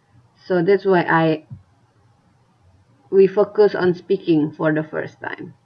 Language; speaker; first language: English; non-native, fluent; Indonesian